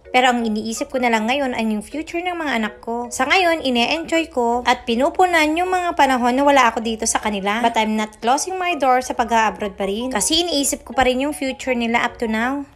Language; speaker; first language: Filipino; native; Filipino